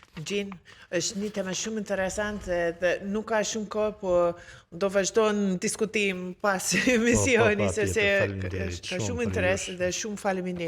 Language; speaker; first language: Albanian; non-native, learner; English